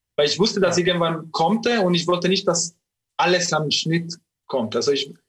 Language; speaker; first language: German; non-native, fluent; Italian